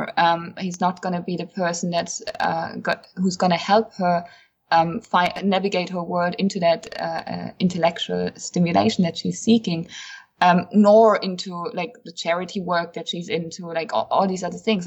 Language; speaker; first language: English; non-native, fluent; German